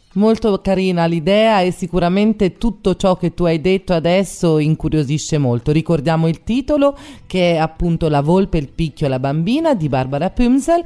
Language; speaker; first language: Italian; native; Italian